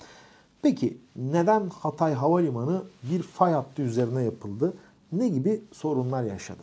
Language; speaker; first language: Turkish; native; Turkish